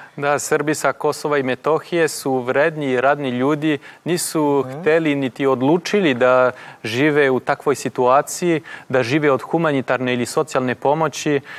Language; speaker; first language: Croatian; non-native, fluent; French